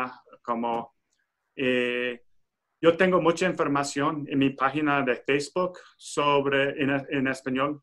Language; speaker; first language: Spanish; non-native, fluent; English